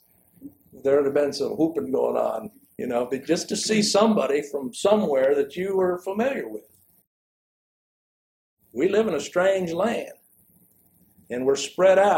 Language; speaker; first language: English; native; English